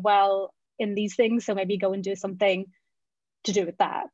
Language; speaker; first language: English; native; English